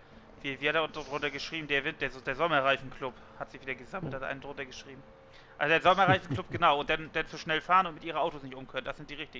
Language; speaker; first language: German; native; German